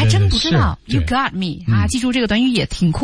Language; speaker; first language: Chinese; native; Chinese